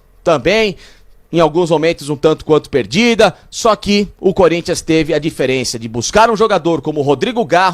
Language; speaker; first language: Portuguese; native; Portuguese